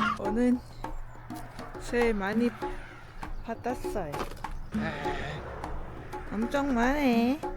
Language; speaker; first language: Korean; non-native, learner; Lao